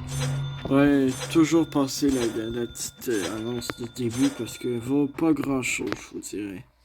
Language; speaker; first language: French; native; French